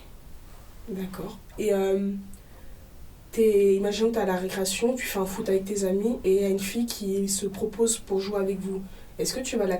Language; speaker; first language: French; native; French